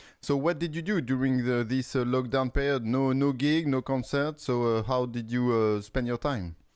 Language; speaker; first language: English; non-native, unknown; French